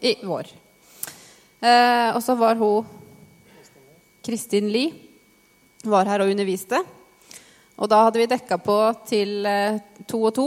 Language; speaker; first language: Norwegian; native; Norwegian